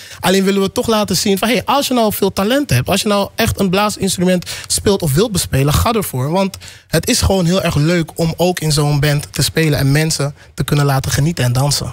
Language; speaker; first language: Dutch; native; Dutch